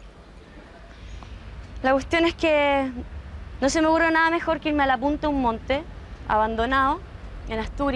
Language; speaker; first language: Spanish; native; Spanish